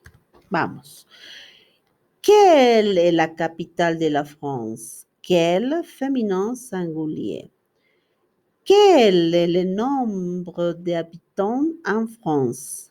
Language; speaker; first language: French; non-native, fluent; Spanish